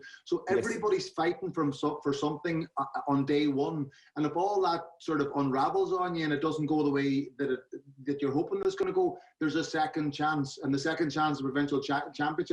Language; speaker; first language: English; native; English